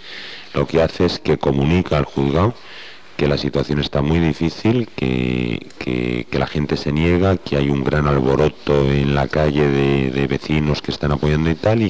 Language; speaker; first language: Spanish; native; Spanish